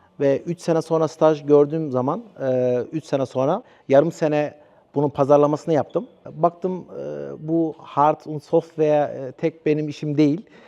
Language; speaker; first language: Turkish; early bilingual, heritage; Turkish